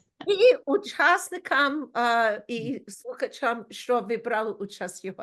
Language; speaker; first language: Ukrainian; early bilingual, heritage; Ukrainian